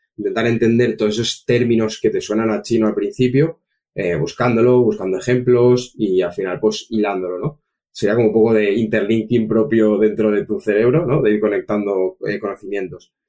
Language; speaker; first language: Spanish; native; Spanish